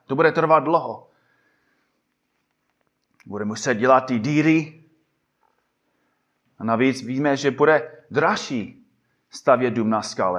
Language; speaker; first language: Czech; non-native, fluent; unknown